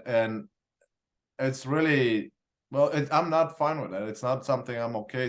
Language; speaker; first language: English; non-native, fluent; Bulgarian